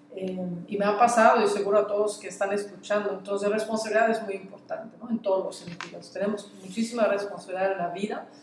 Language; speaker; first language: Spanish; non-native, fluent; Dutch